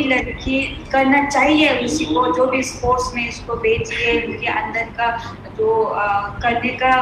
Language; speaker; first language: Hindi; non-native, local second language; Manipuri